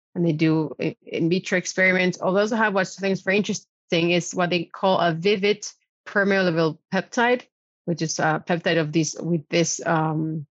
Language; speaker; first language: English; non-native, fluent; Spanish